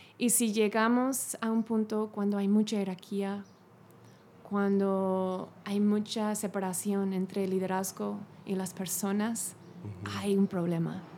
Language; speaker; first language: Spanish; non-native, fluent; English